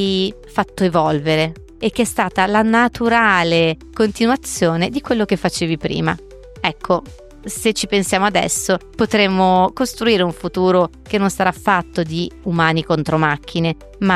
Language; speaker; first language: Italian; native; Italian